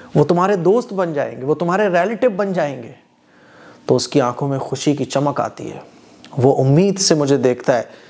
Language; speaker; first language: Hindi; native; Hindi